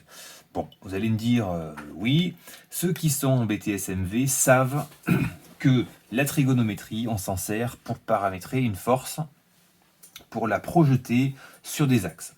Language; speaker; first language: French; native; French